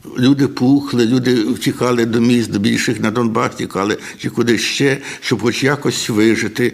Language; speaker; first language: Ukrainian; native; Ukrainian